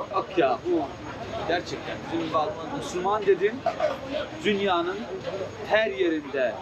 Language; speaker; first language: Turkish; early bilingual, other home language; Kurdish